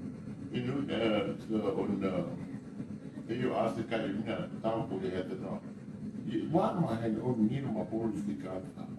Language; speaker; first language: Finnish; non-native, learner; Thai